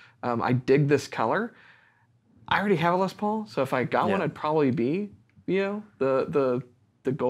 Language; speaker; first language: English; native; English